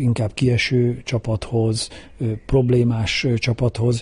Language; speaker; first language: Hungarian; native; Hungarian